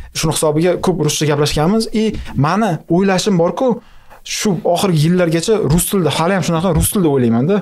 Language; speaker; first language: Uzbek; non-native, local second language; Russian